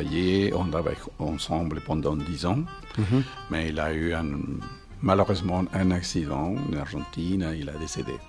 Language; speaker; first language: French; non-native, fluent; Spanish